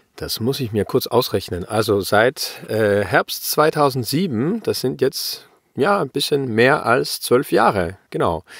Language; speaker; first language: German; early bilingual, heritage; German